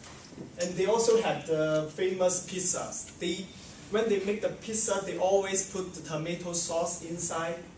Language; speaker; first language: English; non-native, learner; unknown